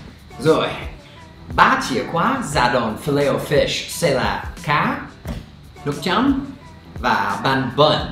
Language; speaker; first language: Vietnamese; non-native, fluent; English